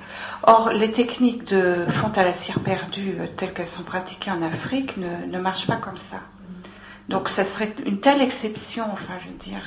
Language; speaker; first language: French; native; French